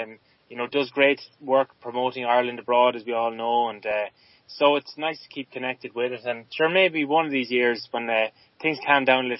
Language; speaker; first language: English; native; English